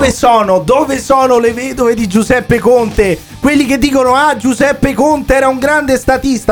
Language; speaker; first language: Italian; native; Italian